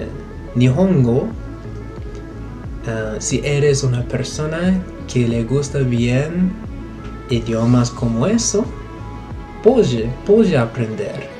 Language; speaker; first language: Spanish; non-native, learner; English